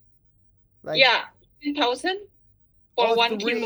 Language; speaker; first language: English; non-native, fluent; Indonesian